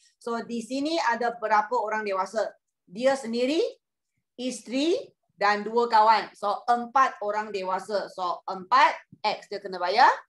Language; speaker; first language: Malay; non-native, local second language; Chinese